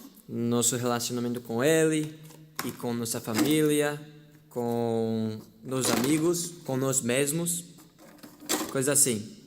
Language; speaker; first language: Portuguese; non-native, fluent; English